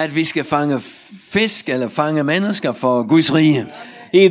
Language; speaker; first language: Danish; non-native, fluent; Russian